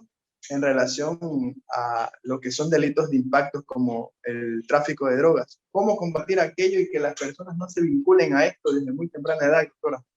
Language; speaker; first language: Spanish; native; Spanish